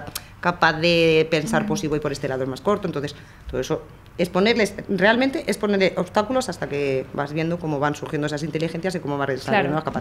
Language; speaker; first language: Spanish; native; Spanish